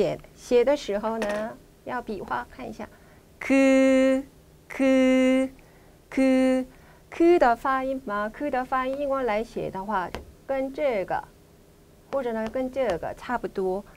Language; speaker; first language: Chinese; non-native, fluent; Korean